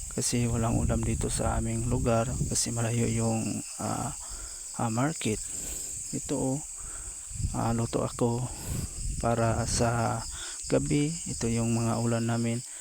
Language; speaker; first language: Filipino; non-native, local second language; Cebuano